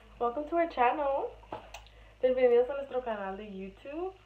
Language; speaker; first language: Spanish; early bilingual, other home language; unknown